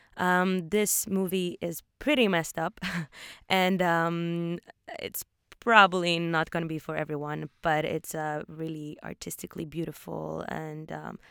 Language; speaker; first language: English; early bilingual, other home language; Polish